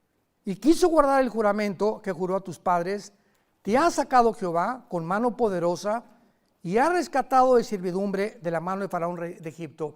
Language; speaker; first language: Spanish; native; Spanish